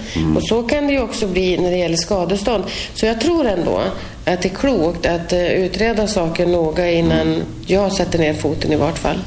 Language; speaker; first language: Swedish; native; Swedish